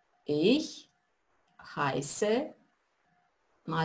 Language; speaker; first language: German; non-native, fluent; Russian